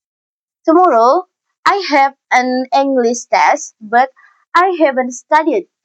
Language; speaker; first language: English; non-native, learner; Indonesian